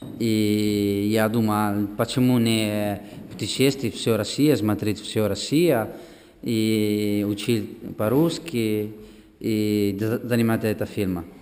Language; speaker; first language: Russian; non-native, learner; Italian